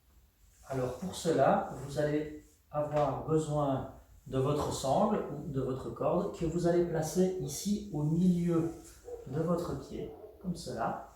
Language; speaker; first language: French; native; French